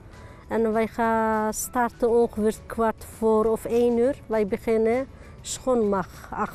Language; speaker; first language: Dutch; non-native, learner; Turkish